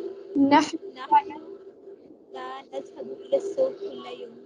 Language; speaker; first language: Arabic; non-native, learner; Urdu